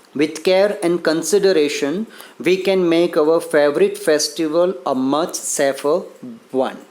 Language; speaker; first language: English; non-native, local second language; Gujarati